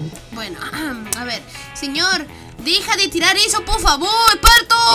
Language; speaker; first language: Spanish; native; Spanish